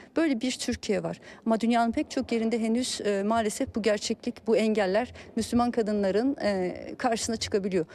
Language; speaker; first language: Turkish; early bilingual, heritage; Turkish